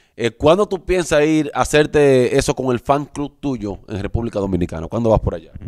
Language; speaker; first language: Spanish; native; Spanish